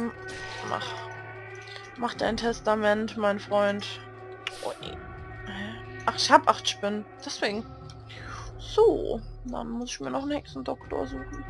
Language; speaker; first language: German; native; German